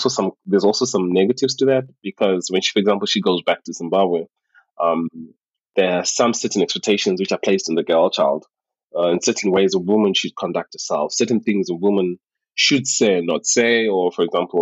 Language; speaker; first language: English; non-native, local second language; Shona